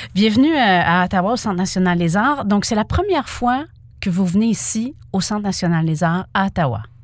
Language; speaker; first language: French; native; French